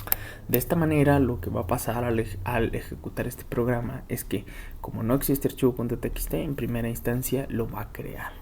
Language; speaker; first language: Spanish; native; Spanish